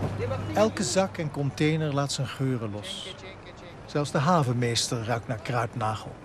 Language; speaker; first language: Dutch; native; Dutch